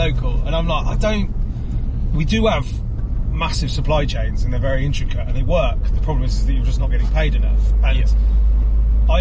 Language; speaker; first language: English; native; English